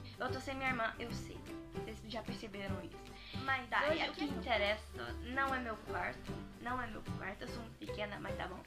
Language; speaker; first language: Portuguese; early bilingual, heritage; Portuguese